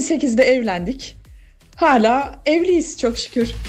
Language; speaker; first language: Turkish; early bilingual, other home language; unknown